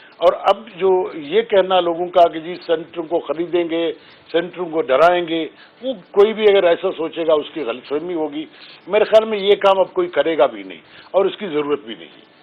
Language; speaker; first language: Urdu; non-native, local second language; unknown